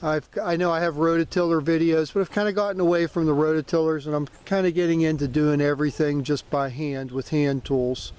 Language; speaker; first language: English; native; English